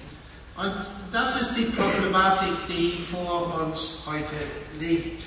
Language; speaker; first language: German; non-native, fluent; English